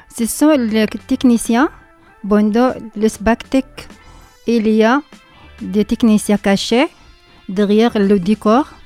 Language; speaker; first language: French; non-native, learner; Arabic